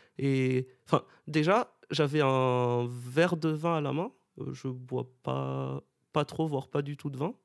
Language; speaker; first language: French; non-native, local second language; Malagasy